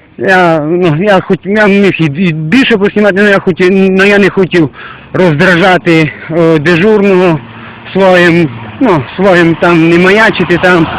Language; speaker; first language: Ukrainian; native; Ukrainian